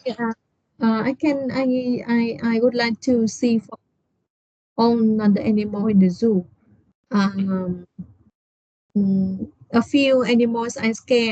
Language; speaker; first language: English; non-native, learner; Vietnamese